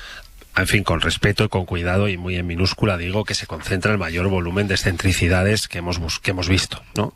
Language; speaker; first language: Spanish; native; Spanish